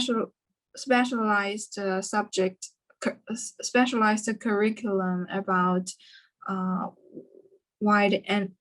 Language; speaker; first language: English; non-native, learner; Chinese